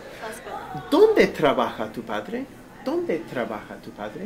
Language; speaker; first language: Spanish; non-native, fluent; English